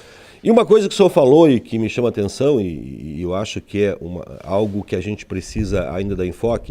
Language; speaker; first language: Portuguese; native; Portuguese